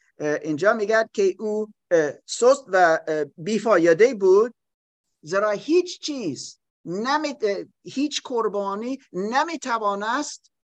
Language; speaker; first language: Persian; non-native, learner; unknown